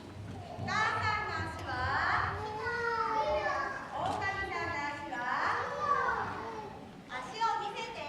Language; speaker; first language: Japanese; native; Japanese